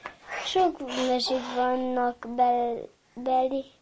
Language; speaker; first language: Hungarian; early bilingual, heritage; Hungarian